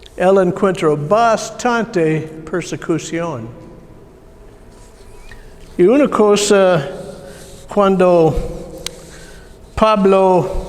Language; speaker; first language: Spanish; non-native, learner; English